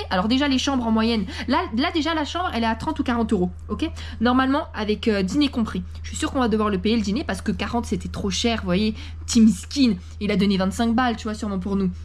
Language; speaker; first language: French; native; French